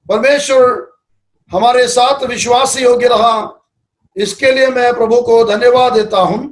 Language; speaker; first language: Hindi; non-native, local second language; Malayalam